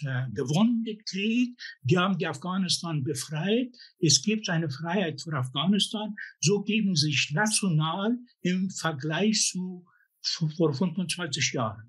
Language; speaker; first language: German; non-native, fluent; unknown